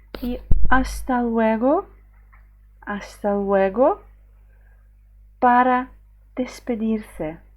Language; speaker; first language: Spanish; non-native, fluent; Ukrainian